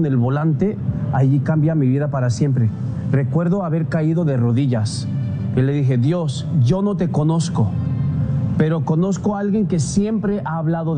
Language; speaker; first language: Spanish; early bilingual, heritage; Spanish